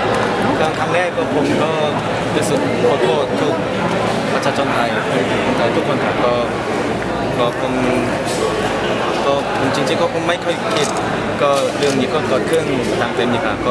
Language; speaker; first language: Thai; non-native, fluent; Korean